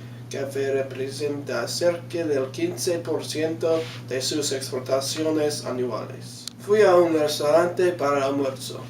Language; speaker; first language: Spanish; non-native, learner; English